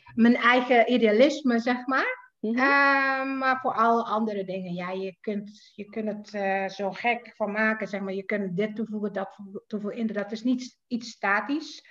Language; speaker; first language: Dutch; non-native, fluent; Indonesian